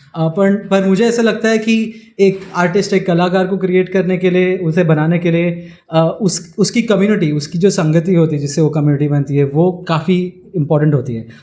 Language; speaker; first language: Hindi; non-native, local second language; Marathi